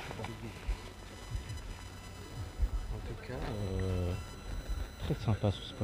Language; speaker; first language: French; native; French